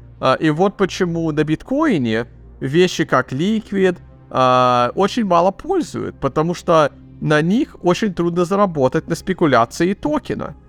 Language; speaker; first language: Russian; early bilingual, heritage; Russian